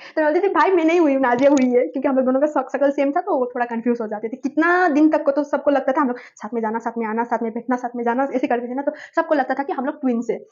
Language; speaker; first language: Hindi; non-native, local second language; Nepali